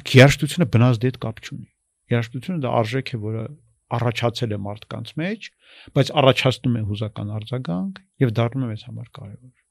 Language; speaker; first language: Armenian; native; Armenian